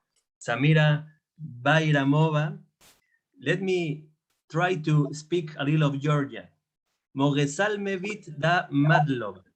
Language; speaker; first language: English; non-native, fluent; Spanish